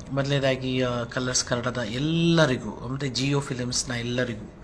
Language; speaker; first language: Kannada; non-native, local second language; Telugu